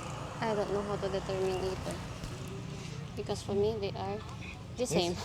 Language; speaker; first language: English; non-native, local second language; Filipino